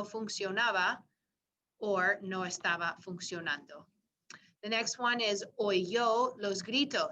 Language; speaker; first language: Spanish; non-native, fluent; English